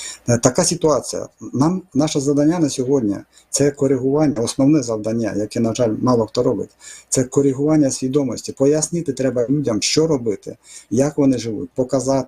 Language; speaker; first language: Ukrainian; non-native, fluent; Russian